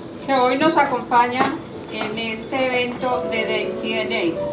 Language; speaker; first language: Spanish; native; Spanish